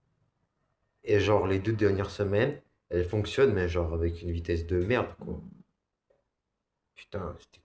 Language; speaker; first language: French; native; French